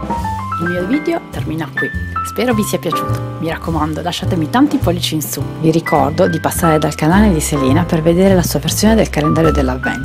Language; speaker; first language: Italian; native; Italian